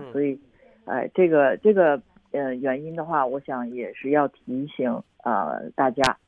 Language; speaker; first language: Chinese; native; Chinese